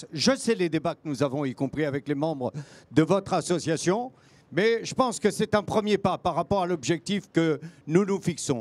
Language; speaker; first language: French; native; French